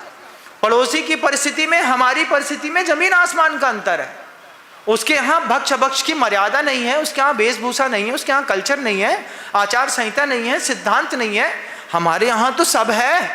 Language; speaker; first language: Hindi; native; Hindi